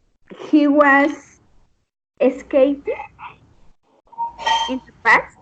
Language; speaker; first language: English; non-native, learner; Spanish